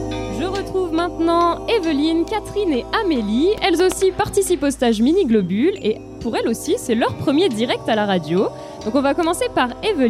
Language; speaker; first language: French; native; French